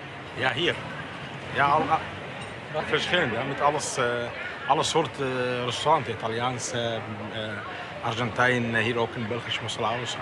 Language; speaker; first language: Dutch; non-native, learner; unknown